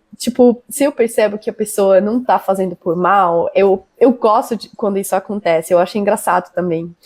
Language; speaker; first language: Portuguese; non-native, fluent; German